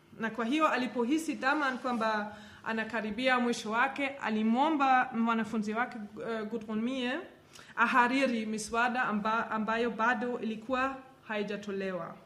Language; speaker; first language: Swahili; non-native, fluent; German